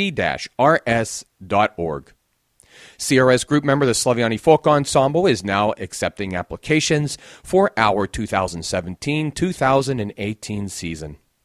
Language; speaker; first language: English; native; English